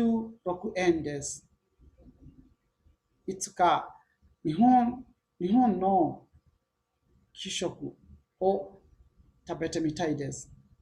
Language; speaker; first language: Japanese; non-native, learner; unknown